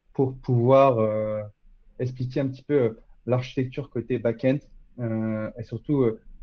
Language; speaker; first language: French; native; French